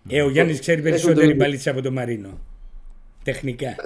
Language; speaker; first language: Greek; native; Greek